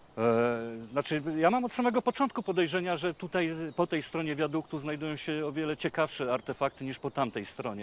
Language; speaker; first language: Polish; native; Polish